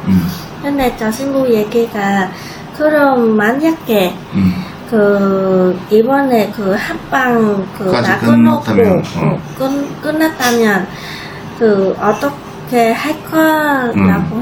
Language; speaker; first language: Korean; non-native, learner; Vietnamese